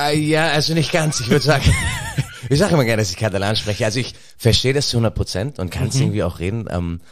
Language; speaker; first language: German; native; German